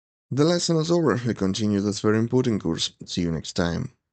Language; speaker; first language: English; non-native, fluent; Ukrainian